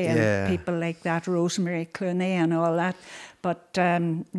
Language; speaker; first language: English; native; English